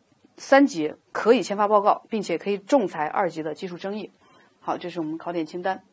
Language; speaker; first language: Chinese; native; Chinese